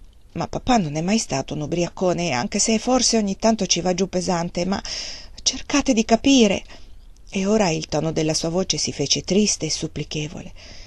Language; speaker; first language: Italian; native; Italian